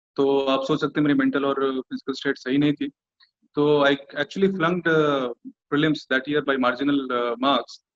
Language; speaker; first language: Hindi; non-native, local second language; Bhojpuri